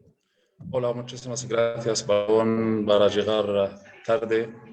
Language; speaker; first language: Spanish; non-native, learner; Arabic